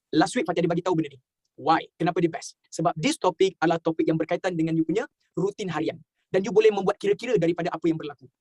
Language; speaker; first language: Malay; native; Malay